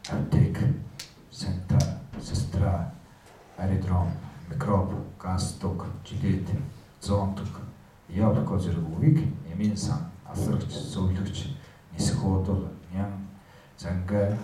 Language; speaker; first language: Mongolian; native; Mongolian